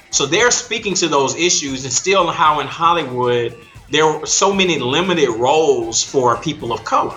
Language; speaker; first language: English; native; English